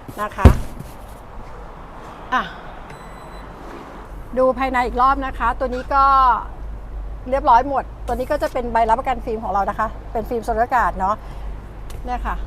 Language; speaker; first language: Thai; native; Thai